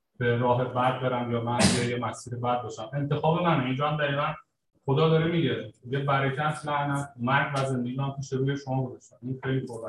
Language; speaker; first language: Persian; native; Persian